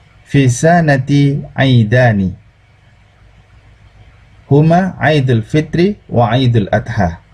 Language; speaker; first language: Arabic; non-native, fluent; Indonesian